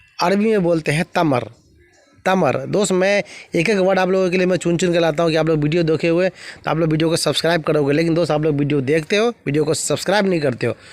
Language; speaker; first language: Hindi; native; Hindi